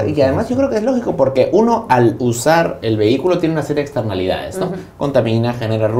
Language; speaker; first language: Spanish; native; Spanish